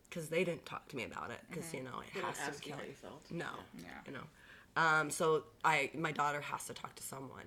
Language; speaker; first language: English; native; English